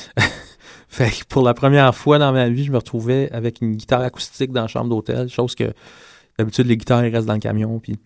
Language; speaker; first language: French; non-native, fluent; English